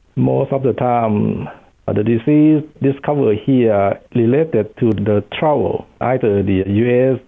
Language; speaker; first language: English; non-native, fluent; Thai